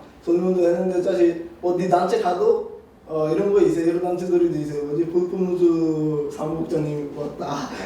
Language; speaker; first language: Korean; non-native, learner; Bangla